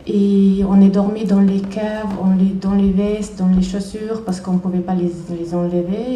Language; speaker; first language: French; non-native, fluent; Chechen